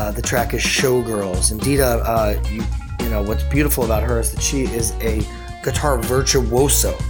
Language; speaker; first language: English; native; English